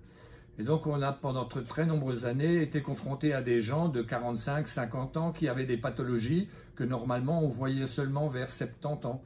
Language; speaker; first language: French; native; French